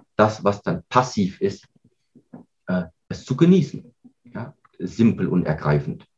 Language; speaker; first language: German; native; German